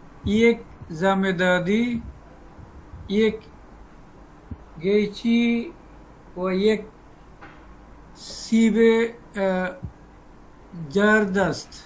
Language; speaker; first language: Persian; non-native, learner; Bangla